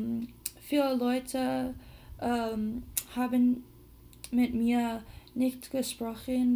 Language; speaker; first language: German; non-native, learner; English